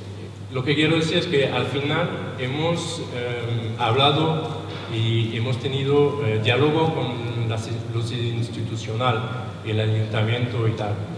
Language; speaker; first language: Spanish; non-native, learner; French